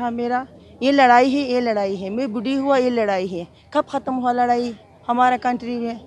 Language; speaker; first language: Hindi; non-native, learner; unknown